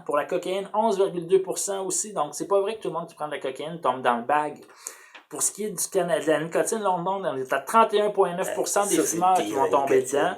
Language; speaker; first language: French; native; French